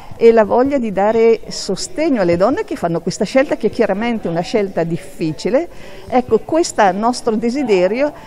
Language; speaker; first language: Italian; native; Italian